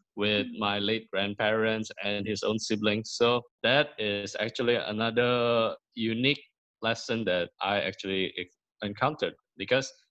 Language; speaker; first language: English; early bilingual, other home language; Indonesian